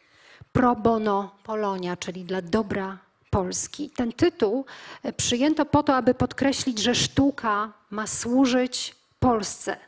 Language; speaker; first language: Polish; native; Polish